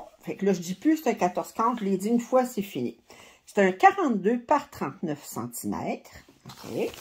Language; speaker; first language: French; native; French